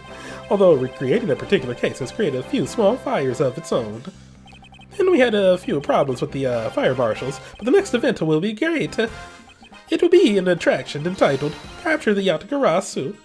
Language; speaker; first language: English; native; English